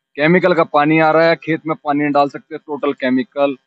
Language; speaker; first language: Hindi; native; Hindi